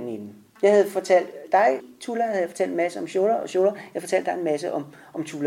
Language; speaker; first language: Danish; native; Danish